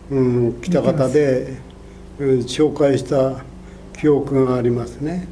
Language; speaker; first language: Japanese; native; Japanese